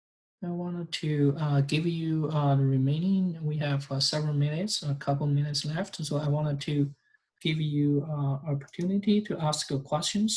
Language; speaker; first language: English; non-native, fluent; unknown